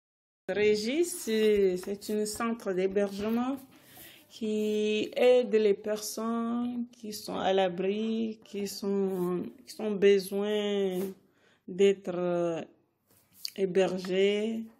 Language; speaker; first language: French; non-native, learner; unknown